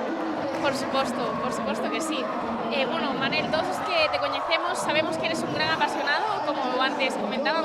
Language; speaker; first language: Galician; native; Galician